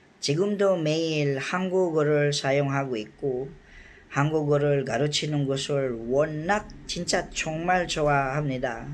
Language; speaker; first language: Korean; non-native, fluent; Filipino